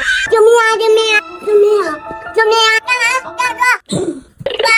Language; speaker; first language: Chinese; native; Chinese